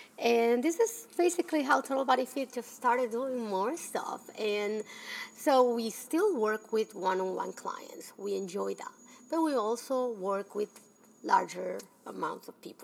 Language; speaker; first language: English; early bilingual, other home language; Spanish